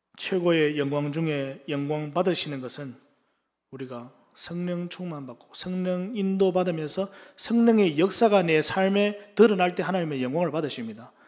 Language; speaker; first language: Korean; early bilingual, heritage; Korean